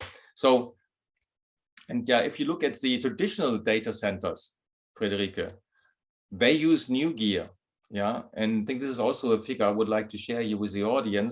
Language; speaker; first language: English; non-native, fluent; German